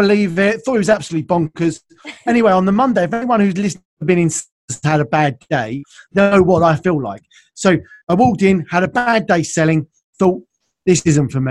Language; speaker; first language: English; native; English